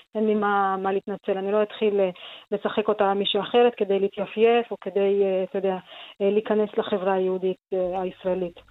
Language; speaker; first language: Hebrew; non-native, local second language; Arabic